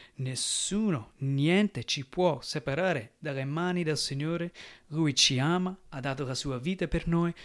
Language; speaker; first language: Italian; non-native, fluent; English